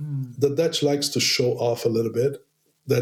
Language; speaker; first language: English; non-native, fluent; Portuguese